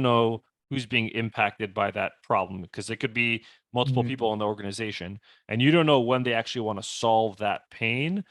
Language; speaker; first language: English; native; English